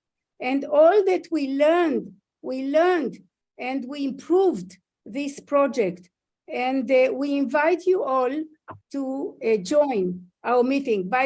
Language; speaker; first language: English; non-native, fluent; Hebrew